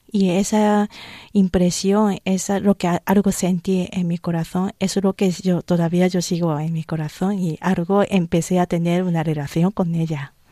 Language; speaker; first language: Spanish; non-native, fluent; Japanese